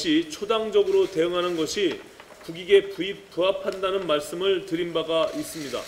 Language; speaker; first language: Korean; native; Korean